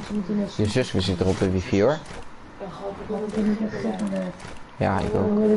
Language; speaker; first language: Dutch; native; Dutch